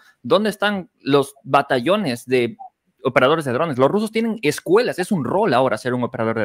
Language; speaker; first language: Spanish; native; Spanish